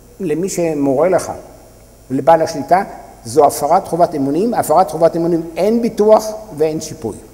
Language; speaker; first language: Hebrew; native; Hebrew